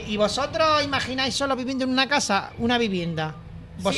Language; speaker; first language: Spanish; native; Spanish